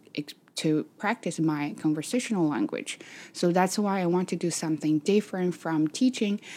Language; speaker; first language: English; non-native, fluent; Chinese